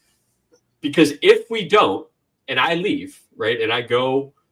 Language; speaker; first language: English; native; English